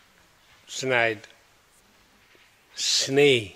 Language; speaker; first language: German; non-native, fluent; Hindi